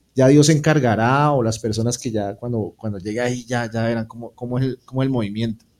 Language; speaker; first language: Spanish; native; Spanish